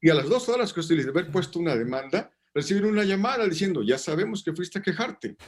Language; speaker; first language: Spanish; native; Spanish